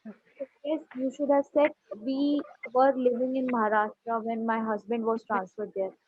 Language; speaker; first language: English; non-native, local second language; Hindi